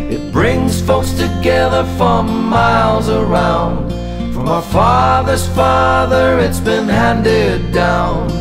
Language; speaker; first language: English; native; English